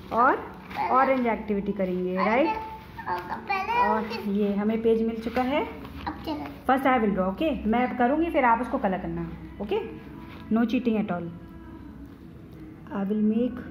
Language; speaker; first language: Hindi; native; Hindi